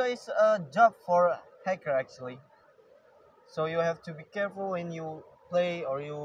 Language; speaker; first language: English; non-native, learner; Indonesian